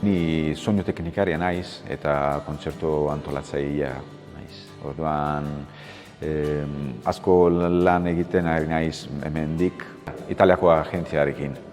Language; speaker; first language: Basque; non-native, learner; Italian